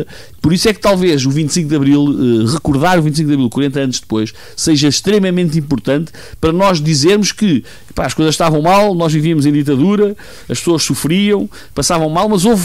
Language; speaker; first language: Portuguese; native; Portuguese